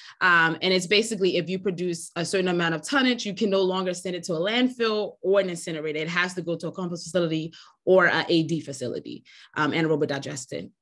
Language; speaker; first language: English; native; English